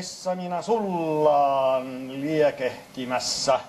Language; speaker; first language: Finnish; non-native, learner; Arabic